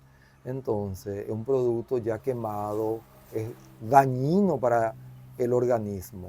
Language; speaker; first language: Spanish; native; Spanish